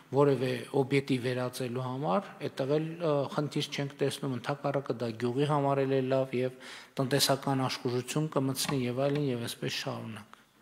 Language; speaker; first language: Armenian; native; Armenian